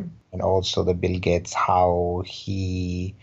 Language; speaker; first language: English; non-native, local second language; Rajasthani